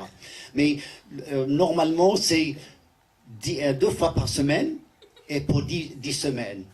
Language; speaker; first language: French; non-native, learner; English